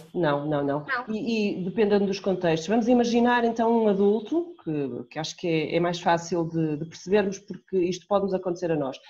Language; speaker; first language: Portuguese; native; Portuguese